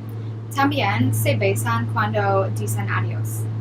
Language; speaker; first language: Spanish; non-native, learner; English